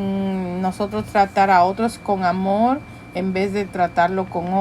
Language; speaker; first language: Spanish; early bilingual, heritage; Spanish